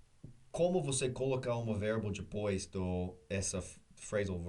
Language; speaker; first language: Portuguese; non-native, learner; English